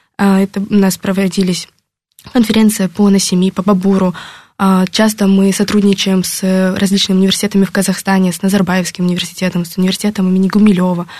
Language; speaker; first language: Russian; native; Russian